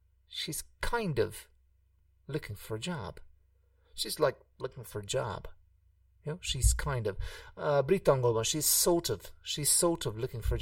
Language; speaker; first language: English; non-native, fluent; Hungarian